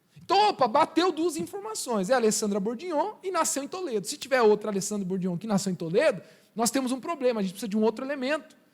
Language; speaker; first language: Portuguese; early bilingual, other home language; Spanish